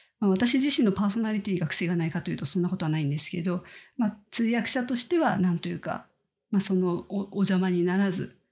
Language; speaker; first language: Japanese; native; Japanese